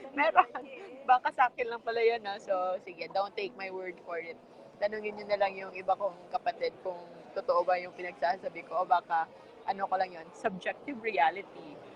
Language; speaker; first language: Filipino; non-native, local second language; Hiligaynon